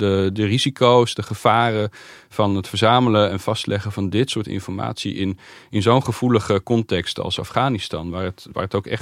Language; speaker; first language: Dutch; native; Dutch